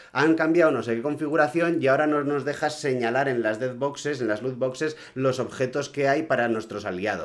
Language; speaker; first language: Spanish; native; Spanish